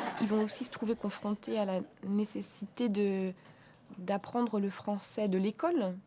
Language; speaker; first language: French; native; French